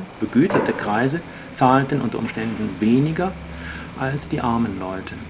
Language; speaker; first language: German; native; German